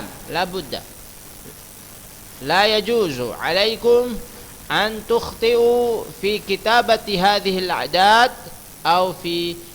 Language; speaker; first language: Arabic; non-native, fluent; Indonesian